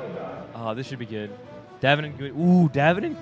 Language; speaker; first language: English; native; English